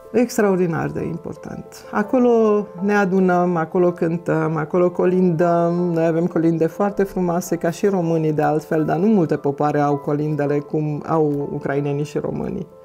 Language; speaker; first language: Romanian; non-native, local second language; Ukrainian